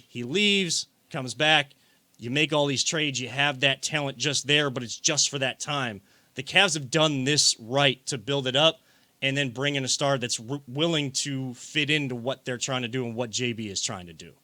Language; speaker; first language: English; native; English